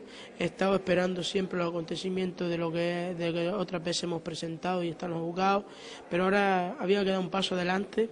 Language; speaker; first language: Spanish; native; Spanish